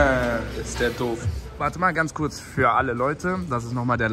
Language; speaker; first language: German; native; German